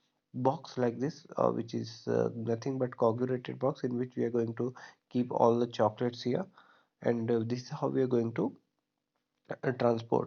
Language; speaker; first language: English; non-native, local second language; Hindi